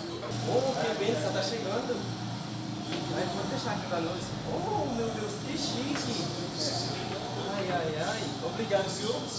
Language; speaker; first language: Portuguese; non-native, learner; Haitian Creole